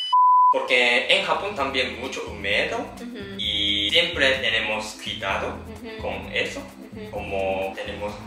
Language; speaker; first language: Spanish; non-native, learner; Japanese